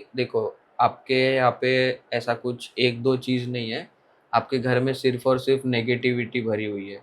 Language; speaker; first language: Hindi; non-native, local second language; Marathi